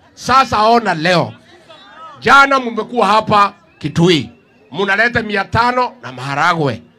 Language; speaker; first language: Swahili; non-native, local second language; Kikuyu